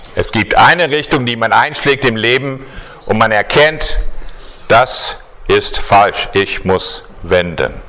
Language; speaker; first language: German; non-native, fluent; English